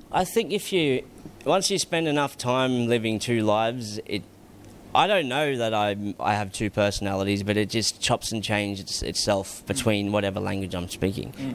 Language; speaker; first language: English; early bilingual, other home language; Thai